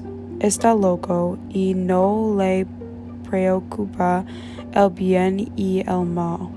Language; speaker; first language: Spanish; non-native, learner; English